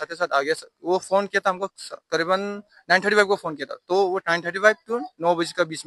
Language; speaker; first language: Hindi; non-native, local second language; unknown